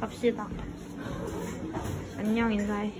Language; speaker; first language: Korean; native; Korean